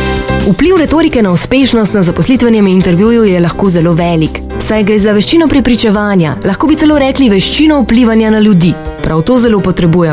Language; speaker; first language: Slovenian; native; Slovenian